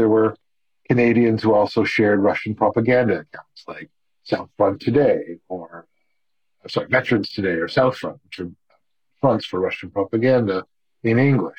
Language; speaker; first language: English; native; English